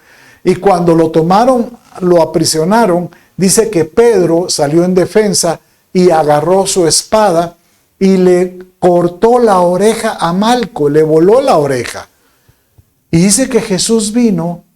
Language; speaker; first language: Spanish; native; Spanish